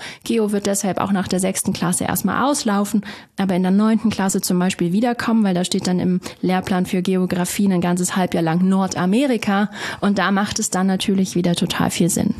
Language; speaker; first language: German; native; German